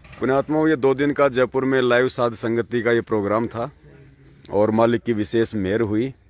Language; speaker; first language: Hindi; native; Hindi